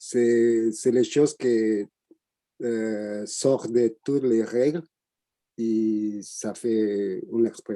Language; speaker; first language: French; non-native, learner; Spanish